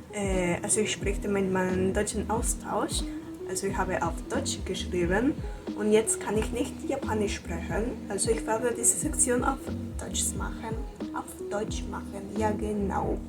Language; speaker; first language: German; non-native, learner; Spanish